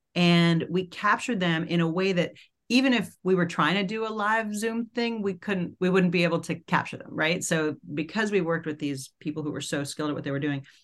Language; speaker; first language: English; native; English